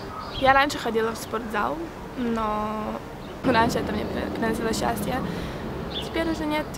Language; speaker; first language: Russian; early bilingual, heritage; Russian